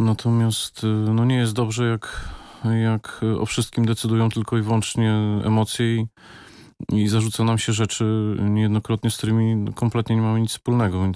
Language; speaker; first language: Polish; native; Polish